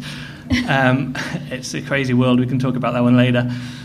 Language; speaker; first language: English; native; English